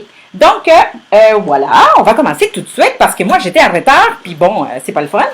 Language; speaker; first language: French; native; French